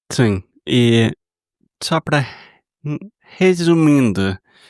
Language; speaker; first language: Portuguese; non-native, fluent; English